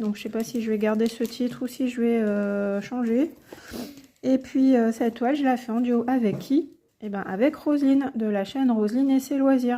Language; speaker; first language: French; native; French